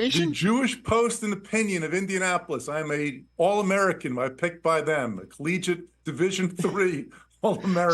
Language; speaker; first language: English; native; English